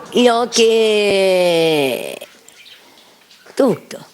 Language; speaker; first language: Italian; non-native, local second language; Sicilian